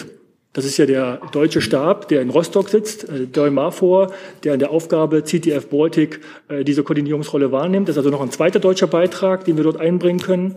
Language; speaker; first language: German; native; German